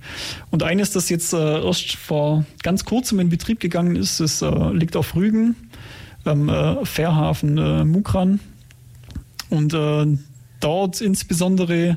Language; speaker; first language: German; native; German